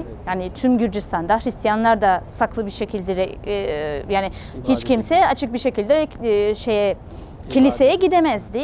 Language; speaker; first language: Turkish; non-native, fluent; Georgian